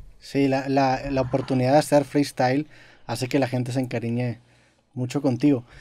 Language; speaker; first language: Spanish; native; Spanish